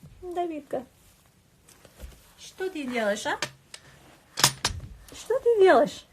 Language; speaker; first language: Russian; non-native, learner; English